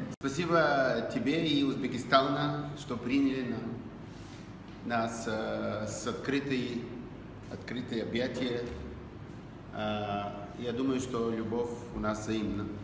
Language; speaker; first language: Russian; non-native, learner; Bulgarian